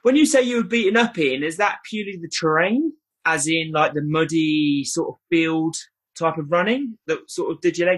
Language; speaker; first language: English; native; English